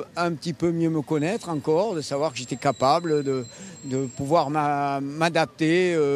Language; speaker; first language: French; native; French